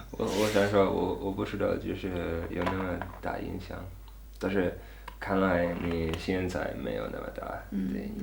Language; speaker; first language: Chinese; non-native, learner; English